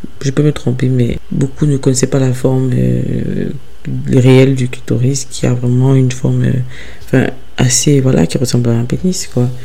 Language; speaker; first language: French; early bilingual, other home language; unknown